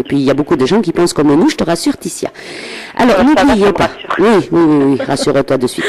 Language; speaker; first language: French; native; French